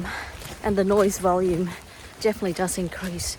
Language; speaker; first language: English; native; English